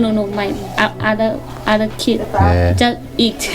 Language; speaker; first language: English; non-native, learner; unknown